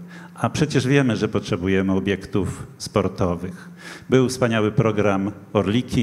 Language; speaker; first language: Polish; native; Polish